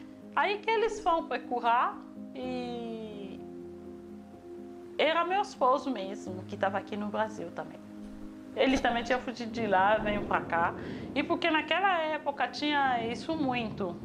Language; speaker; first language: Portuguese; non-native, fluent; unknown